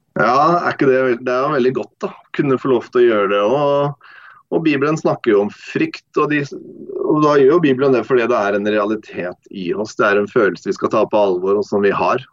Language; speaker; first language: Norwegian; non-native, fluent; English